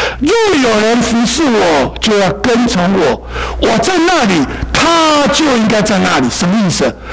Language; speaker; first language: Chinese; native; Chinese